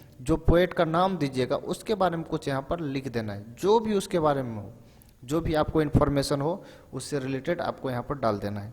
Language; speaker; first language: Hindi; native; Hindi